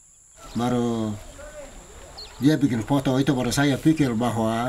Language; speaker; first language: Indonesian; non-native, local second language; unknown